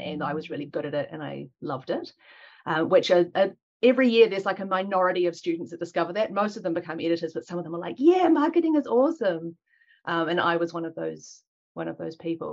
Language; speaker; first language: English; native; English